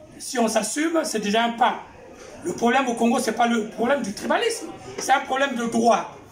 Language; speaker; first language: French; non-native, local second language; Kongo